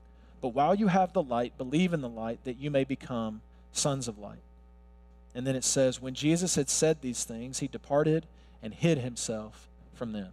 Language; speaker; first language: English; native; English